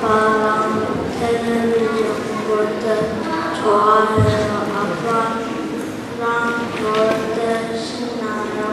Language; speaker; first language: Korean; early bilingual, heritage; Korean